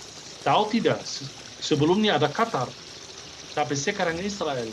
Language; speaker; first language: Indonesian; non-native, fluent; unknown